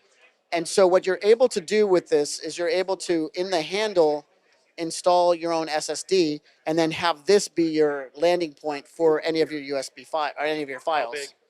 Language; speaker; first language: English; native; English